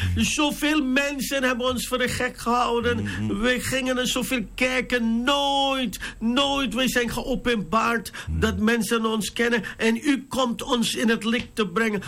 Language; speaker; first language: Dutch; non-native, fluent; English